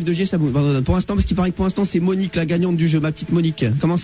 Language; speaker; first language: French; native; French